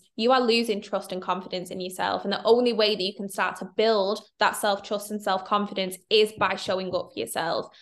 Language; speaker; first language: English; native; English